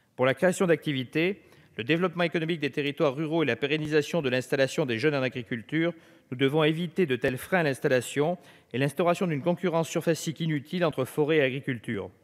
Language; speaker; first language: French; native; French